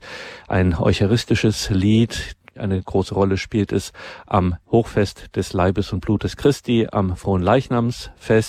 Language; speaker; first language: German; native; German